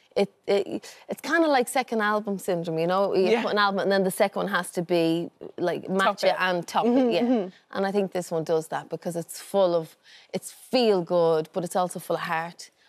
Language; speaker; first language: English; native; English